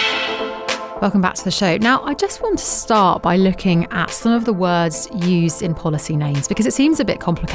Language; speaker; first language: English; native; English